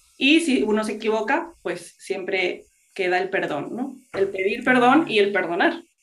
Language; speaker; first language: Spanish; non-native, local second language; English